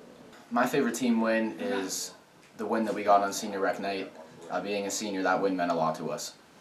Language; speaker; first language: English; native; English